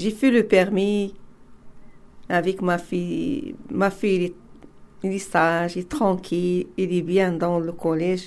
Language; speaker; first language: French; non-native, learner; Arabic